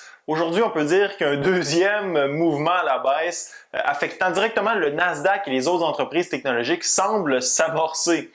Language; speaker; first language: French; native; French